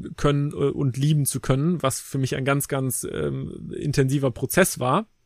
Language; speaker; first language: German; native; German